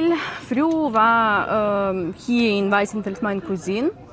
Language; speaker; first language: German; non-native, learner; Ukrainian